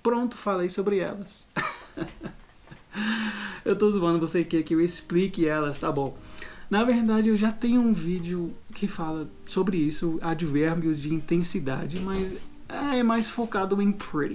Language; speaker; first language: Portuguese; non-native, fluent; English